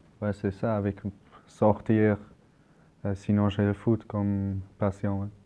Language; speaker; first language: French; non-native, local second language; German